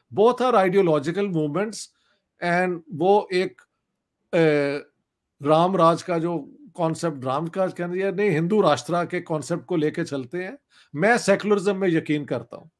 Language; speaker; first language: Urdu; non-native, local second language; Punjabi